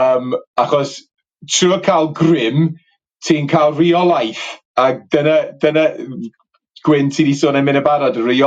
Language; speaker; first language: Welsh; native; Welsh